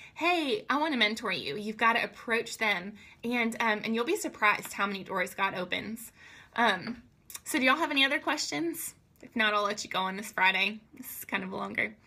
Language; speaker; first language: English; native; English